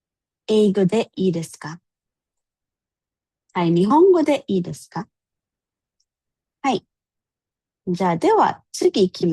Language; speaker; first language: Japanese; non-native, fluent; Filipino